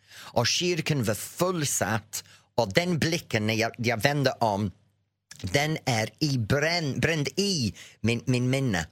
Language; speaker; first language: Swedish; non-native, fluent; English